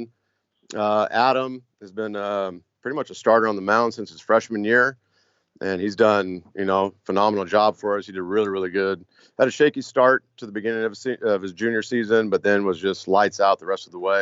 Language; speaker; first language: English; native; English